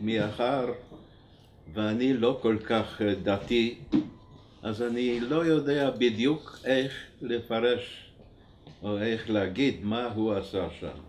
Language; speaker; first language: Hebrew; non-native, fluent; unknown